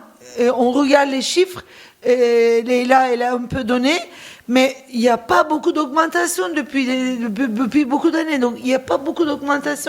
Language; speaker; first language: French; non-native, fluent; Turkish